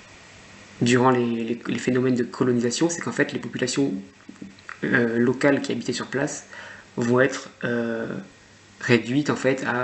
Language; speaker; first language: French; native; French